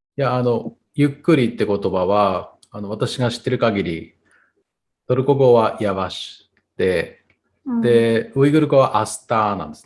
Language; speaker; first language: Japanese; non-native, fluent; Tatar